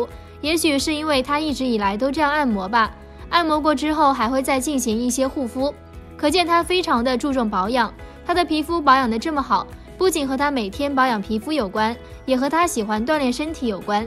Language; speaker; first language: Chinese; native; Chinese